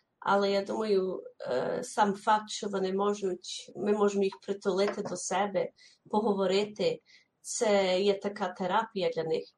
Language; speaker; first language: Ukrainian; early bilingual, heritage; Ukrainian